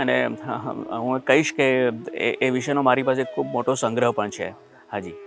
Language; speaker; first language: Gujarati; native; Gujarati